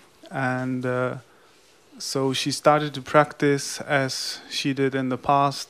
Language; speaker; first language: English; non-native, fluent; Czech